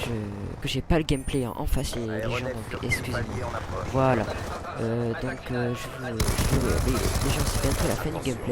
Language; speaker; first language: French; native; French